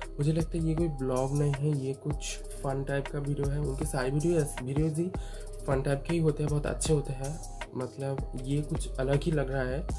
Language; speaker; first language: Hindi; non-native, local second language; Bangla